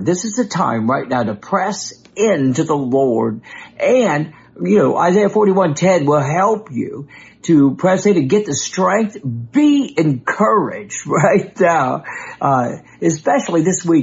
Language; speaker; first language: English; native; English